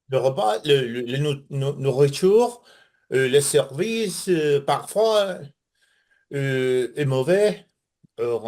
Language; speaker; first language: French; non-native, learner; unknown